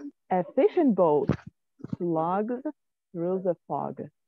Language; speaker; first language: English; non-native, fluent; Ukrainian